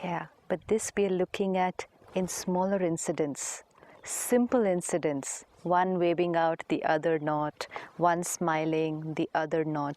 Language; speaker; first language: English; non-native, local second language; Hindi